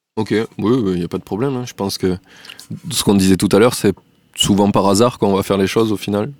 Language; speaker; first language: French; native; French